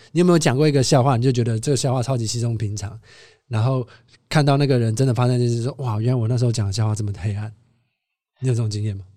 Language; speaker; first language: Chinese; native; Chinese